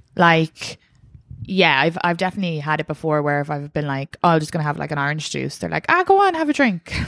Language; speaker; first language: English; native; English